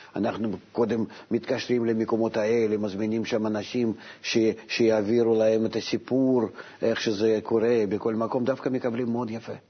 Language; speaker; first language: Hebrew; non-native, fluent; Russian